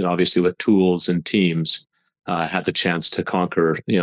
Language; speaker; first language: English; native; English